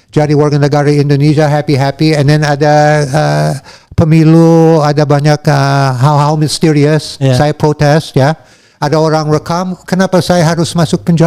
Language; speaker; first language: Indonesian; non-native, learner; English